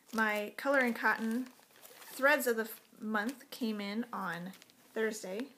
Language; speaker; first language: English; native; English